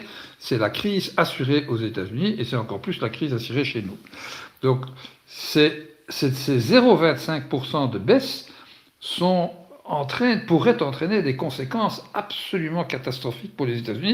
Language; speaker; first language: French; native; French